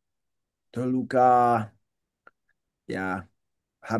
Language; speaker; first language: Indonesian; non-native, learner; English